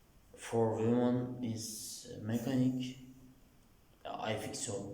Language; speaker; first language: English; non-native, learner; Turkish